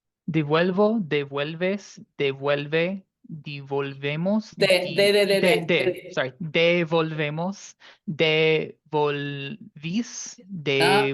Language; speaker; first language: Spanish; non-native, learner; English